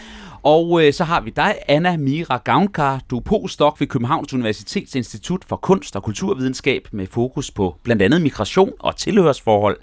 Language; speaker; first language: Danish; native; Danish